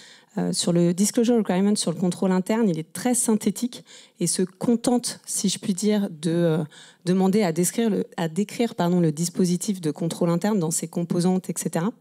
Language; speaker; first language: French; native; French